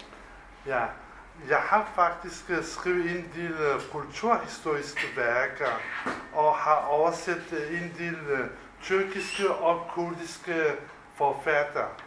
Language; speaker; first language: Danish; non-native, fluent; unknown